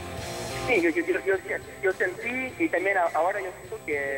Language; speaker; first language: Spanish; early bilingual, heritage; English